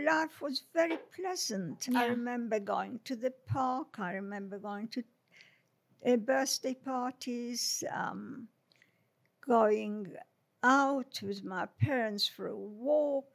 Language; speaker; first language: English; non-native, fluent; Polish